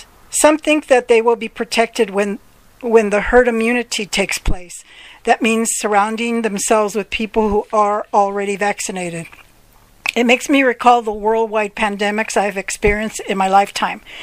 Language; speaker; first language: English; early bilingual, other home language; Spanish